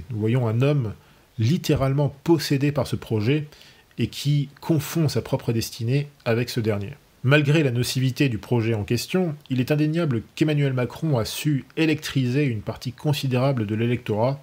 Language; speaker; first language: French; native; French